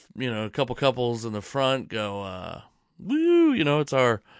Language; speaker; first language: English; native; English